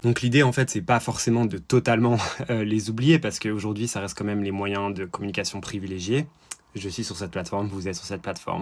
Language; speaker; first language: French; native; French